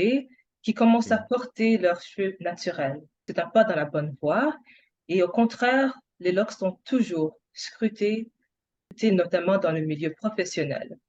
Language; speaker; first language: French; non-native, fluent; English